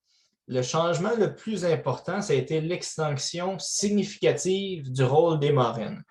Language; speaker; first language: French; native; French